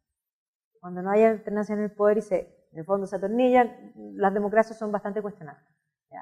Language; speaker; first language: Spanish; native; Spanish